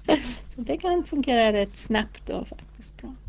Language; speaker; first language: Swedish; non-native, fluent; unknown